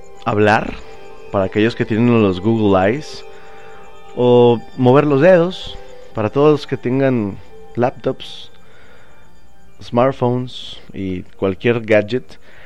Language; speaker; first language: Spanish; native; Spanish